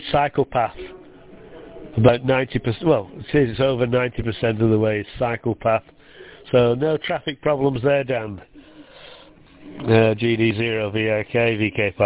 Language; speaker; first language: English; native; English